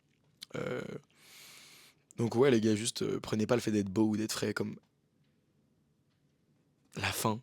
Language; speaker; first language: French; native; French